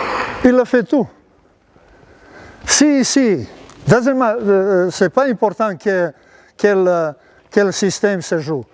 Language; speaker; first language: French; non-native, learner; Serbian